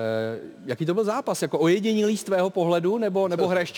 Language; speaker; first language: Czech; native; Czech